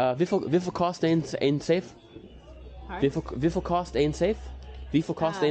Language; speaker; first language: Dutch; non-native, learner; English